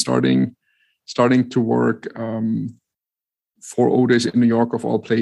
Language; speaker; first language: English; non-native, fluent; German